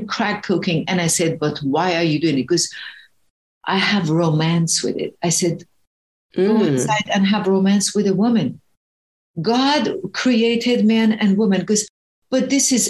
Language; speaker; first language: English; non-native, fluent; Persian